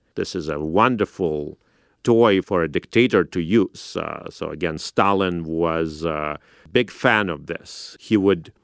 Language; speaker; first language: English; non-native, fluent; Russian